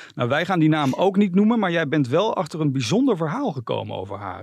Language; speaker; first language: Dutch; native; Dutch